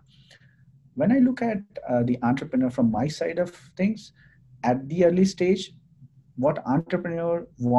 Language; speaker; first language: English; non-native, local second language; Hindi